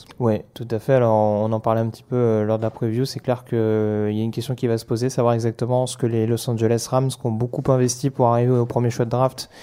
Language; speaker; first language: French; native; French